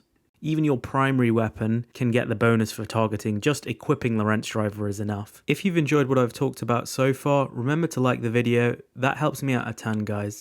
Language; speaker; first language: English; native; English